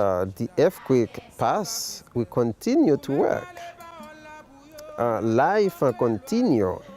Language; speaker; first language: English; non-native, local second language; Haitian Creole